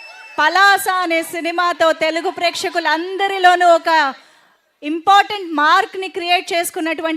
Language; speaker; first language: Telugu; native; Telugu